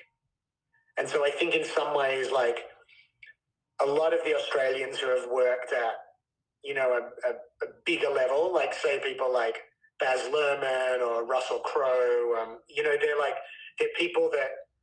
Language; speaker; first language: English; native; English